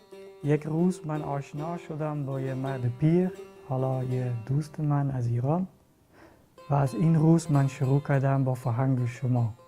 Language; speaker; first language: Persian; non-native, learner; Dutch